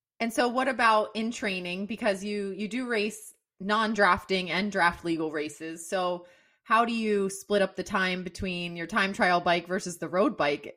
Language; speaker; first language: English; native; English